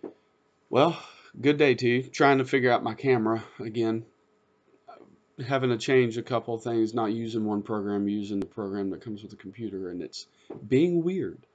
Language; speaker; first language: English; native; English